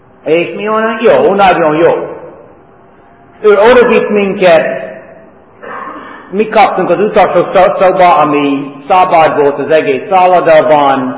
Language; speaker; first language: Hungarian; non-native, fluent; English